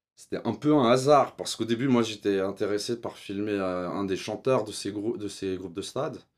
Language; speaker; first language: French; native; French